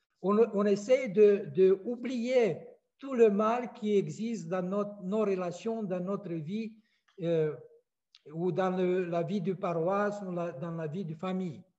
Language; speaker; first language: French; non-native, fluent; Romanian